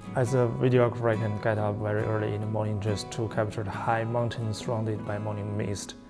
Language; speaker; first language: English; non-native, fluent; Chinese